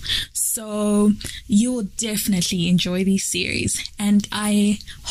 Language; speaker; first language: English; non-native, local second language; Nyanja